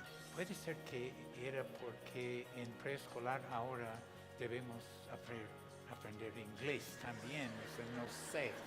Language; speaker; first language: Spanish; non-native, fluent; English